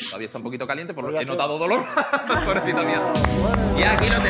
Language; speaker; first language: Spanish; native; Spanish